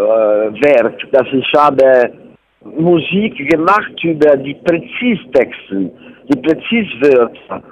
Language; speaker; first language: German; non-native, learner; Italian